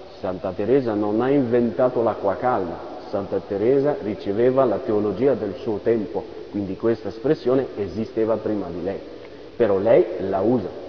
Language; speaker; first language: Italian; non-native, fluent; French